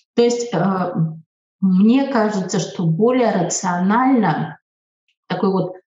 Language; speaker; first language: Russian; native; Russian